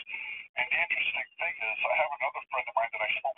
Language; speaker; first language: English; native; English